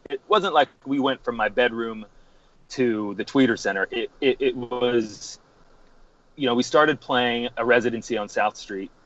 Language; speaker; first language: English; native; English